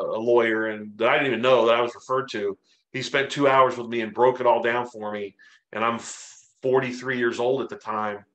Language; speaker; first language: English; native; English